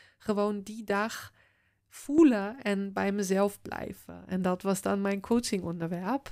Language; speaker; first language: Dutch; non-native, fluent; German